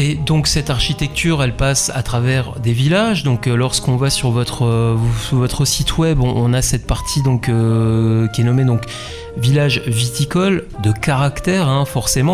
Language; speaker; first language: French; native; French